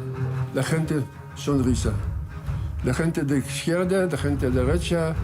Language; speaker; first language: Spanish; non-native, learner; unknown